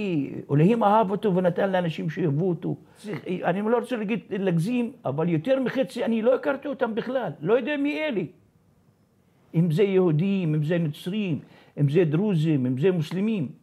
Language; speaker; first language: Hebrew; non-native, local second language; Arabic